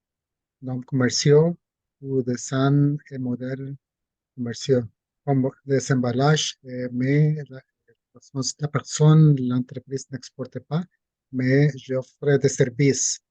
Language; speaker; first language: French; non-native, fluent; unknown